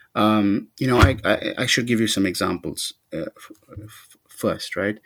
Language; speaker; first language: English; native; English